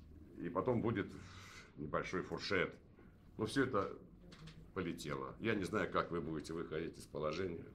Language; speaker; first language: Russian; native; Russian